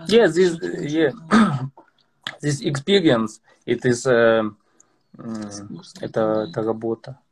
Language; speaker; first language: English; non-native, learner; Russian